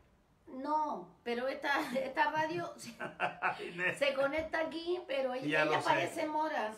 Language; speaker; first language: Spanish; native; Spanish